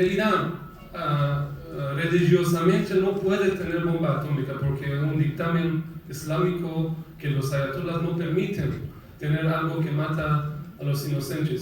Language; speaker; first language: Spanish; non-native, fluent; Persian